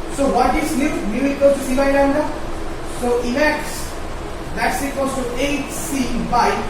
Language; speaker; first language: English; non-native, local second language; Bangla